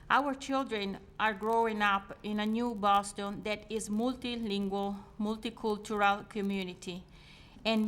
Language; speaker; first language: English; non-native, learner; Italian